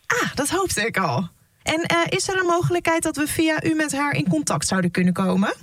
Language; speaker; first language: Dutch; native; Dutch